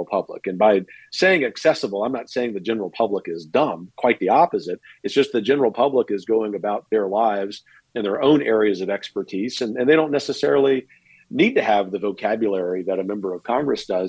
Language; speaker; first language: English; native; English